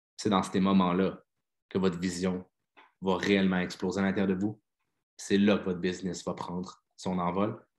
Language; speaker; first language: French; native; French